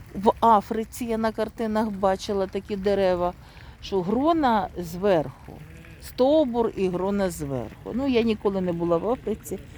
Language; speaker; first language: Ukrainian; native; Ukrainian